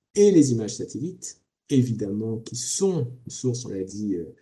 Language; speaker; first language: French; native; French